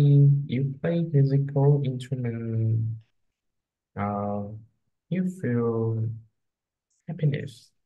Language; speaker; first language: English; non-native, learner; Vietnamese